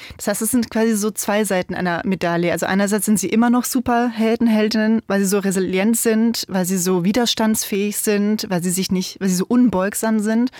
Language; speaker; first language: German; native; German